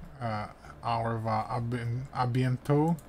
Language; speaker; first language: French; non-native, learner; English